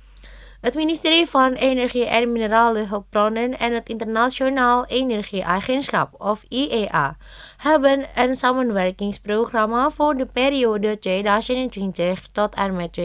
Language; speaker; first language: Dutch; non-native, fluent; Indonesian